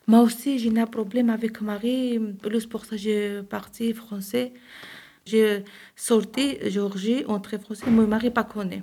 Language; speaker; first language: French; non-native, learner; Georgian